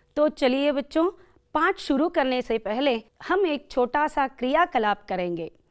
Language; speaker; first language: Hindi; non-native, local second language; Kannada